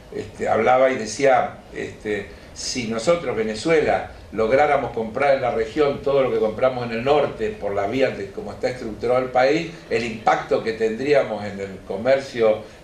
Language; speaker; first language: Spanish; native; Spanish